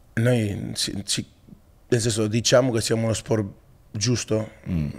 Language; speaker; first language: Italian; non-native, fluent; Spanish